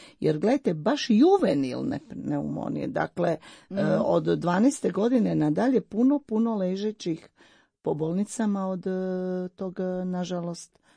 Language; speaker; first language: Croatian; native; Croatian